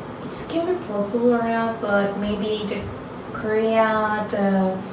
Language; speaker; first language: English; non-native, learner; Turkish